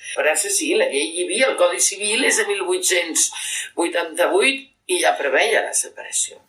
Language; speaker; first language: Catalan; native; Catalan